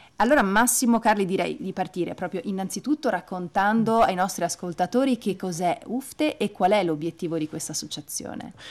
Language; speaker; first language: Italian; native; Italian